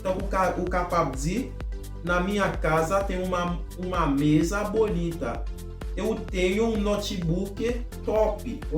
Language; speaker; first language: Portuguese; non-native, fluent; Haitian Creole